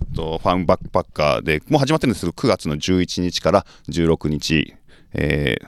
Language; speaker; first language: Japanese; native; Japanese